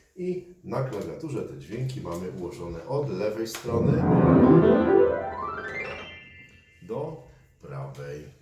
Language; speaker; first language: Polish; native; Polish